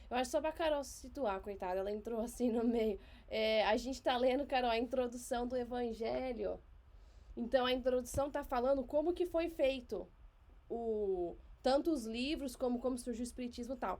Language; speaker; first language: Portuguese; native; Portuguese